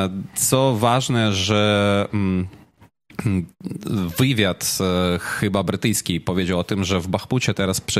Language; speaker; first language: Polish; non-native, fluent; Ukrainian